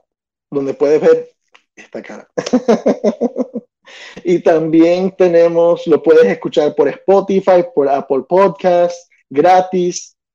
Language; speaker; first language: Spanish; early bilingual, other home language; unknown